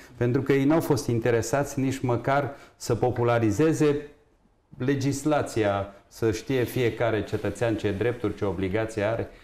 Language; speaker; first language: Romanian; native; Romanian